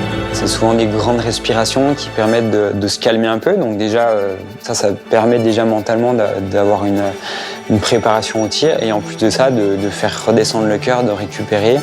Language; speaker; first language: French; native; French